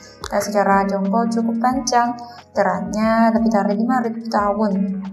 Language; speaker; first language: Indonesian; non-native, fluent; Chinese